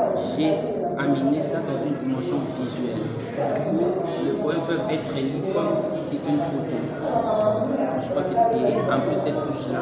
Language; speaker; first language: French; non-native, local second language; Lingala